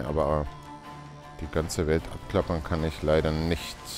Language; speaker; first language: German; native; German